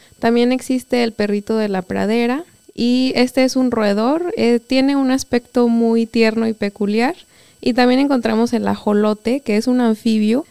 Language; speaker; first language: Spanish; native; Spanish